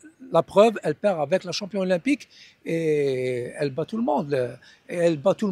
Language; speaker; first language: French; non-native, local second language; Arabic